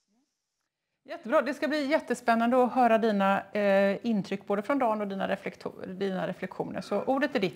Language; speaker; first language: Swedish; native; Swedish